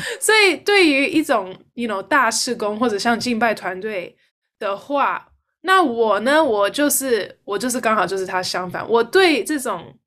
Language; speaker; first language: Chinese; early bilingual, heritage; Chinese